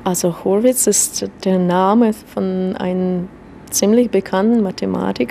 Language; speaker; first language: German; non-native, fluent; Russian